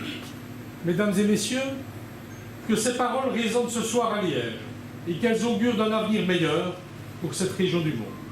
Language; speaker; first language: French; native; French